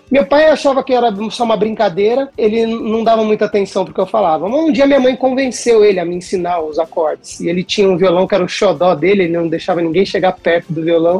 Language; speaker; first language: Portuguese; native; Portuguese